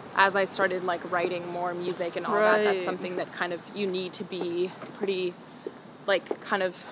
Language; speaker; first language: English; early bilingual, other home language; Spanish